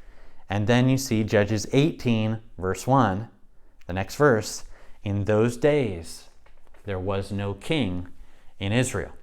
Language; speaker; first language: English; native; English